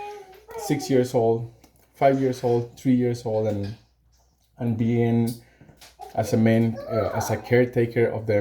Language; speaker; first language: English; non-native, fluent; Spanish